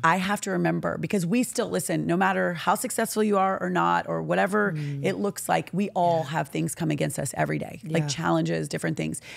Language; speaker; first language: English; native; English